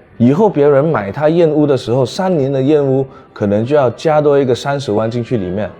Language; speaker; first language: Chinese; native; Chinese